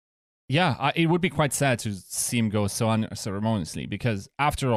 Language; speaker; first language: English; non-native, fluent; German